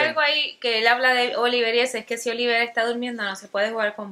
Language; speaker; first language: Spanish; native; Spanish